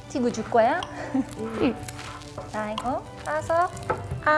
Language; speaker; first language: Korean; non-native, fluent; Japanese